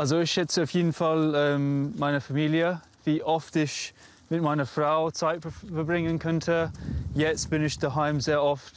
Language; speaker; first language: German; non-native, fluent; English